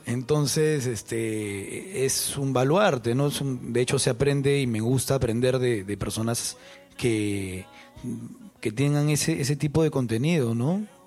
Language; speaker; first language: Spanish; native; Spanish